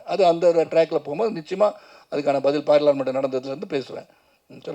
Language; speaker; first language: Tamil; native; Tamil